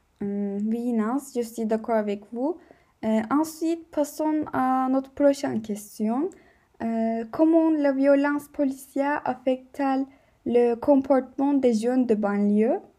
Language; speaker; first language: French; non-native, learner; Turkish